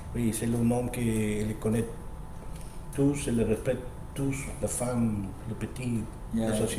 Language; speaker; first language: French; non-native, learner; Spanish